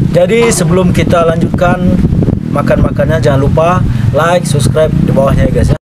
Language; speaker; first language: Indonesian; non-native, local second language; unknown